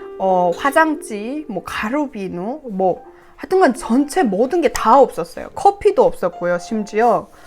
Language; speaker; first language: Korean; native; Korean